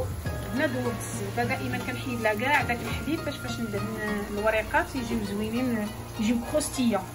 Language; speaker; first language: Arabic; native; Arabic